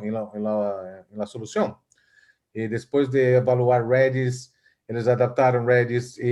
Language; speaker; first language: Portuguese; non-native, fluent; Spanish